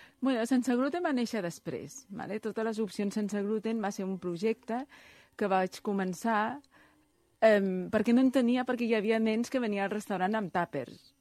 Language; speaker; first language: Catalan; early bilingual, other home language; Chinese